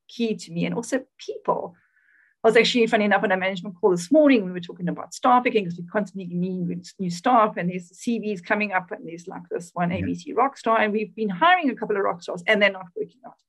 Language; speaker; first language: English; native; English